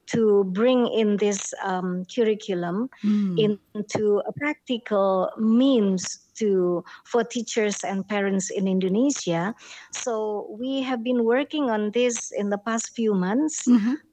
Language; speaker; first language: English; non-native, fluent; Indonesian